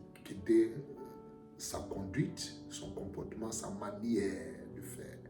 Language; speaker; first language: French; non-native, fluent; Akan